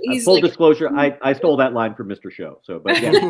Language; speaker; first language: English; native; English